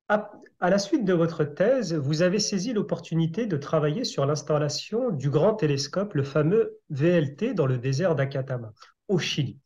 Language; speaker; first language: French; native; French